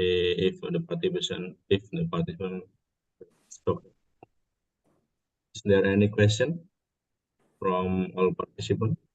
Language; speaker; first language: English; non-native, learner; Indonesian